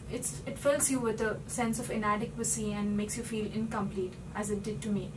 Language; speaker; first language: English; non-native, local second language; Hindi